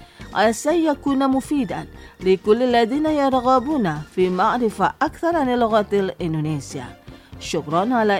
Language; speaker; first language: Arabic; non-native, fluent; Indonesian